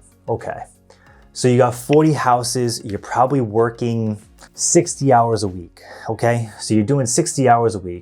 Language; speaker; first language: English; native; English